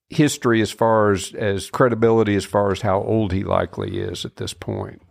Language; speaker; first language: English; native; English